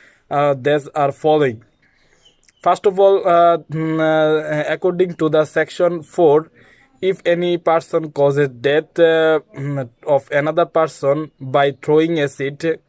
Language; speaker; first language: English; non-native, learner; Bangla